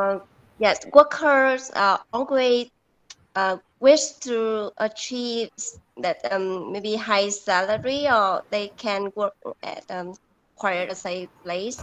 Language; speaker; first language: English; non-native, learner; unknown